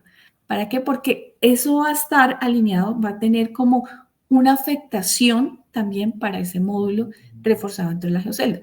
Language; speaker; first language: Spanish; native; Spanish